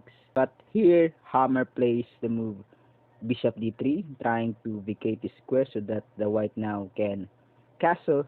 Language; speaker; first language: English; non-native, local second language; Filipino